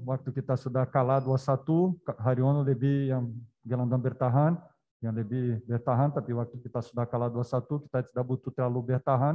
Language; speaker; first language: Indonesian; non-native, learner; Portuguese